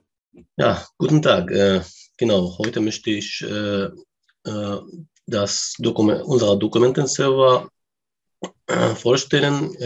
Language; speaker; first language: German; non-native, learner; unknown